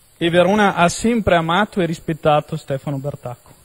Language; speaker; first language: Italian; native; Italian